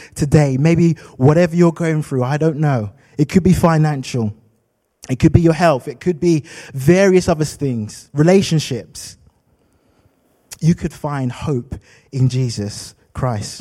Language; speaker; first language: English; native; English